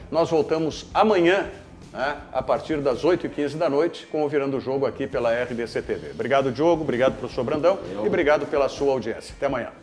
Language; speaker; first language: Portuguese; native; Portuguese